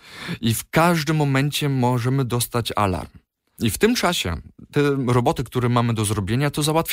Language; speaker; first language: Polish; early bilingual, heritage; Polish